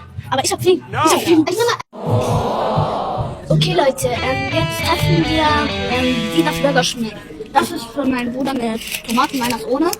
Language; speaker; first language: German; early bilingual, other home language; Persian